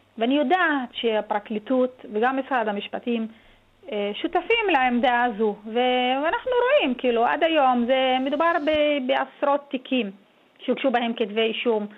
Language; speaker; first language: Hebrew; non-native, local second language; Arabic